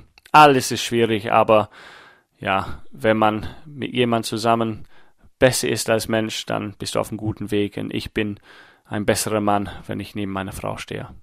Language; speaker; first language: German; non-native, fluent; English